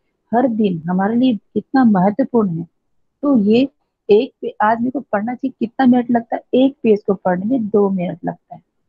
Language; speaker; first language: Hindi; native; Hindi